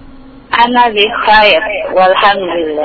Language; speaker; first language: Arabic; non-native, learner; Indonesian